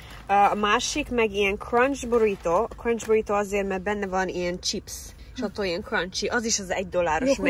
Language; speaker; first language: Hungarian; non-native, fluent; English